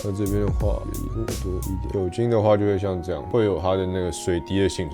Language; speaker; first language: Chinese; native; Chinese